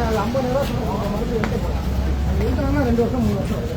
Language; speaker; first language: Tamil; native; Tamil